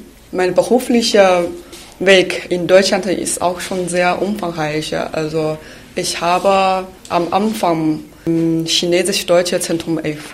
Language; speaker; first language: German; non-native, fluent; Chinese